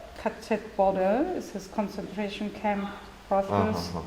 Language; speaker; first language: English; non-native, learner; German